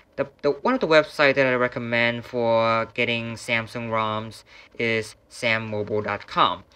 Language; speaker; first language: English; non-native, fluent; Vietnamese